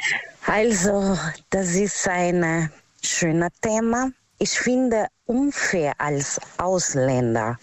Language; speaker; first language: German; non-native, learner; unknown